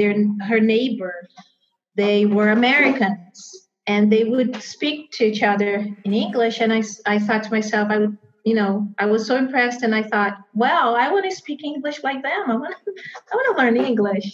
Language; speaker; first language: English; non-native, fluent; Portuguese